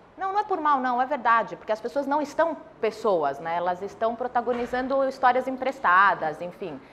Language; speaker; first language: Portuguese; early bilingual, other home language; Spanish